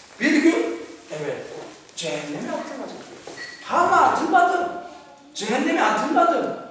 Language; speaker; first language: Turkish; non-native, fluent; Korean